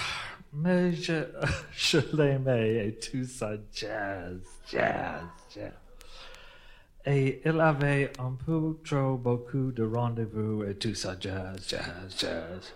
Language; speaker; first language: French; non-native, learner; English